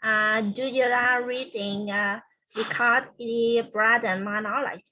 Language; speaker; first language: English; non-native, learner; Vietnamese